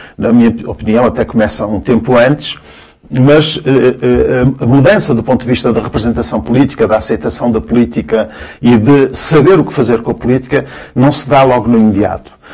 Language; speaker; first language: Portuguese; early bilingual, other home language; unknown